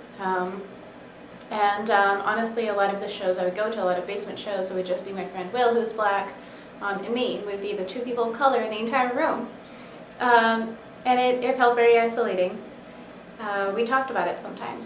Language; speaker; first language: English; native; English